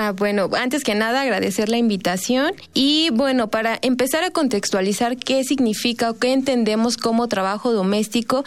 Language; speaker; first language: Spanish; native; Spanish